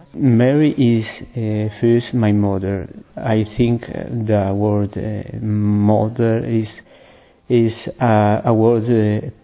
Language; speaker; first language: English; non-native, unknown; Spanish